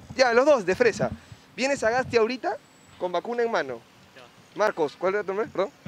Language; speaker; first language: Spanish; native; Spanish